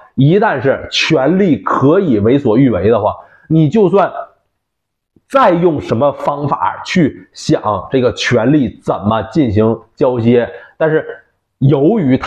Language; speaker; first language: Chinese; native; Chinese